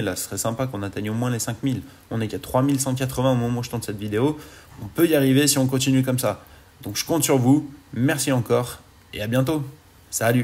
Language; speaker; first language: French; native; French